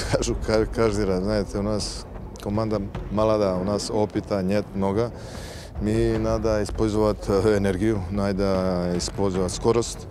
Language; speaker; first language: Russian; non-native, learner; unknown